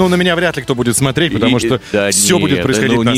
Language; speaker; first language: Russian; native; Russian